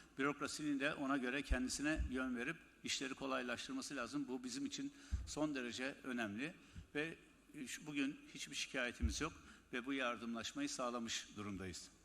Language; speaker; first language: Turkish; native; Turkish